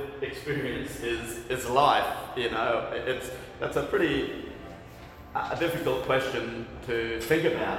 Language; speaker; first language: English; native; English